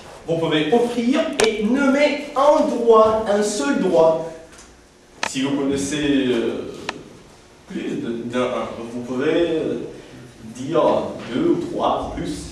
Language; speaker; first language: French; non-native, fluent; Russian